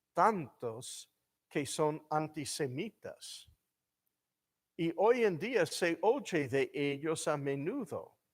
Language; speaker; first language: Spanish; non-native, fluent; English